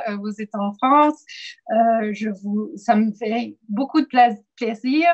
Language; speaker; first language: French; non-native, fluent; Spanish